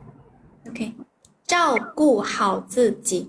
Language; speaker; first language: Chinese; non-native, learner; Thai